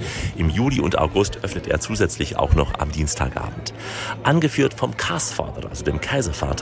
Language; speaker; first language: German; native; German